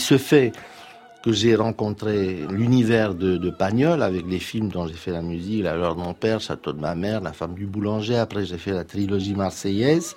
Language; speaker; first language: French; non-native, fluent; Romanian